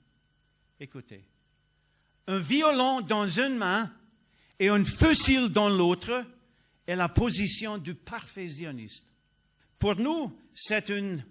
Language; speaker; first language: French; non-native, learner; English